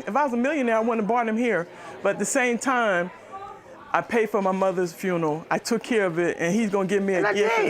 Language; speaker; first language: English; native; English